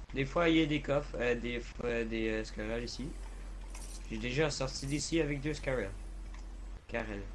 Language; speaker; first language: French; native; French